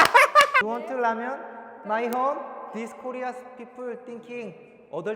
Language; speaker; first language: English; non-native, learner; Korean